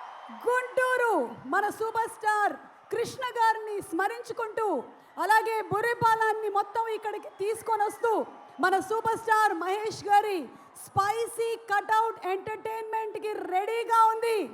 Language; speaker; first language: Telugu; native; Telugu